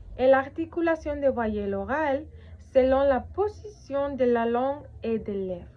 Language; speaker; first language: French; non-native, learner; Spanish